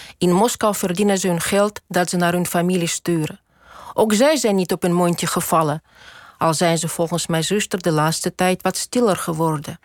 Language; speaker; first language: Dutch; non-native, fluent; Russian